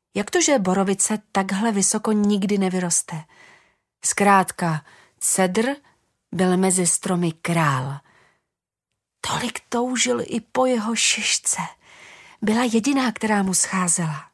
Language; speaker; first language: Czech; native; Czech